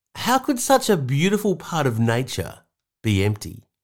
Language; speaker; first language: English; native; English